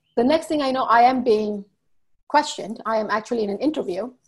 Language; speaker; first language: English; early bilingual, other home language; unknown